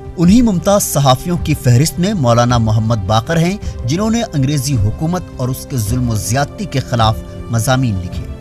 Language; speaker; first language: Urdu; native; Urdu